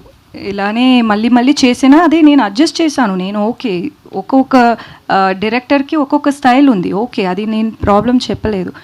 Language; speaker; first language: Telugu; non-native, learner; Tamil